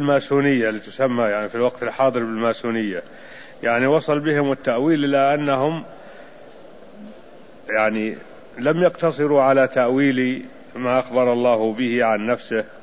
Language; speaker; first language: Arabic; native; Arabic